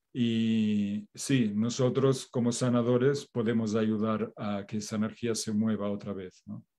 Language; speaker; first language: Spanish; non-native, local second language; Catalan